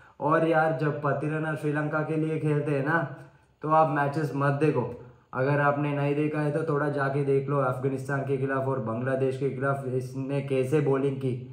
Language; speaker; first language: Hindi; non-native, learner; Sinhala